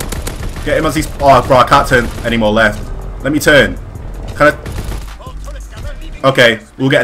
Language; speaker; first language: English; native; English